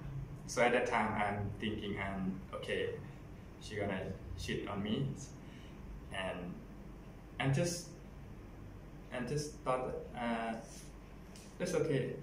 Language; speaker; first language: English; non-native, learner; Thai